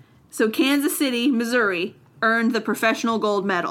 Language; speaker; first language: English; native; English